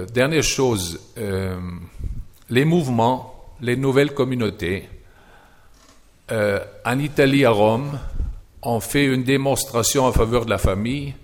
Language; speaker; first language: French; non-native, fluent; German